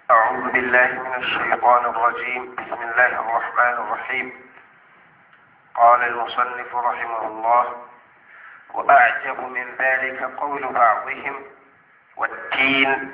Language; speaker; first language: Arabic; non-native, fluent; Hausa